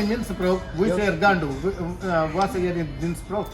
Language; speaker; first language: Swedish; non-native, learner; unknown